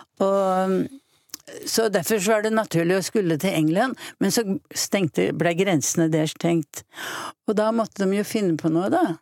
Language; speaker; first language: Norwegian; native; Norwegian